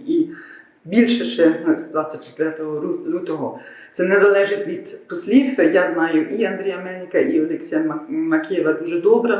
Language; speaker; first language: Ukrainian; non-native, learner; German